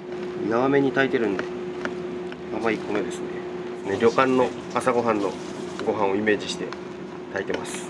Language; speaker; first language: Japanese; native; Japanese